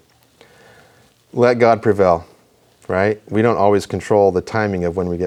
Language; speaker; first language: English; native; English